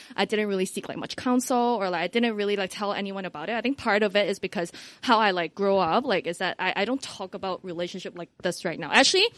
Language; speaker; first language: English; non-native, local second language; Cantonese